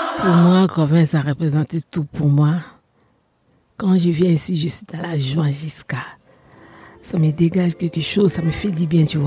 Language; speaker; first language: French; non-native, learner; Portuguese